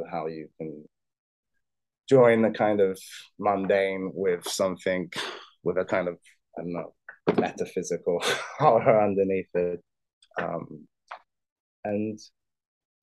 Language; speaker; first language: English; native; English